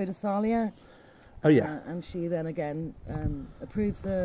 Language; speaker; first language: English; native; English